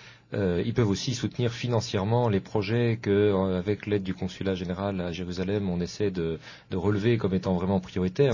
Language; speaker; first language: French; native; French